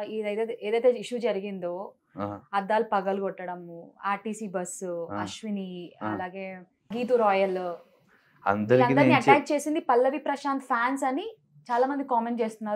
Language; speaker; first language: Telugu; native; Telugu